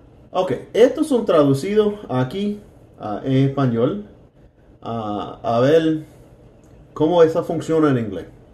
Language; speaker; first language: Spanish; non-native, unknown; English